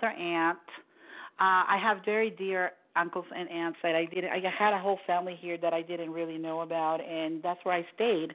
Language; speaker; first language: English; early bilingual, other home language; Spanish